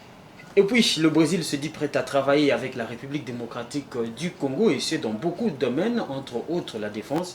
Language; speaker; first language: French; native; French